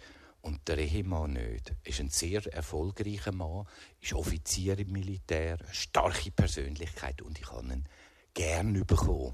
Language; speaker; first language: German; native; German